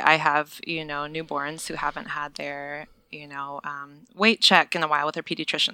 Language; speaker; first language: English; native; English